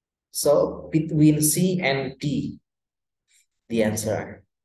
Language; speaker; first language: English; non-native, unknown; Indonesian